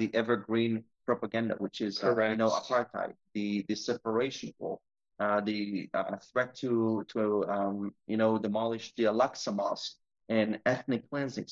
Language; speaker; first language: English; non-native, fluent; Hebrew